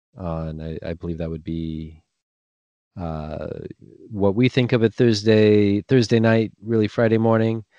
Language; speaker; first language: English; native; English